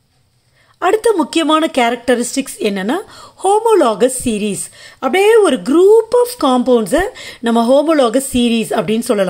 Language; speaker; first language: Tamil; native; Tamil